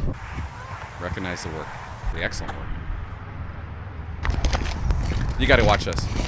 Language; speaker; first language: English; native; English